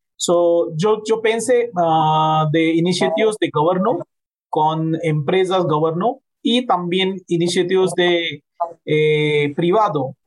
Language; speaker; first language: Spanish; non-native, learner; Hindi